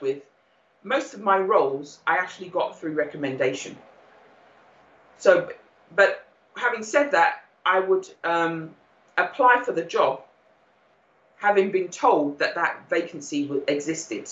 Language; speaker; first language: English; native; English